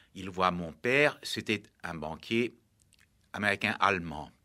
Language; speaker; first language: French; native; French